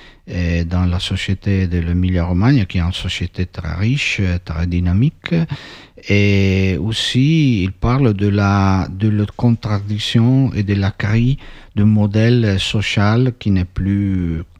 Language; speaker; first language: French; non-native, fluent; Italian